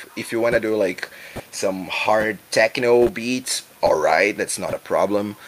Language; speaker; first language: English; non-native, fluent; Portuguese